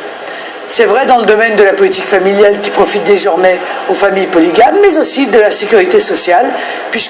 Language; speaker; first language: French; native; French